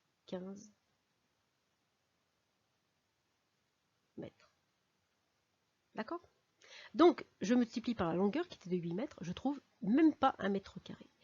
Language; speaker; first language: French; native; French